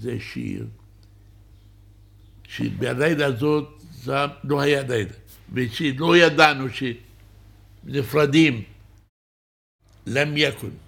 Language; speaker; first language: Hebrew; non-native, local second language; Arabic